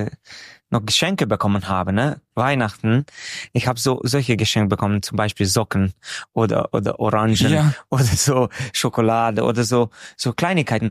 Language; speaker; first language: German; non-native, fluent; Hungarian